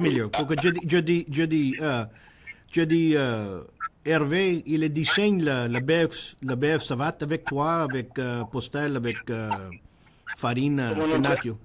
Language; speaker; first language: French; non-native, learner; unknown